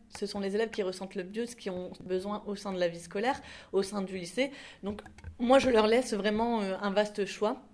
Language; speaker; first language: French; native; French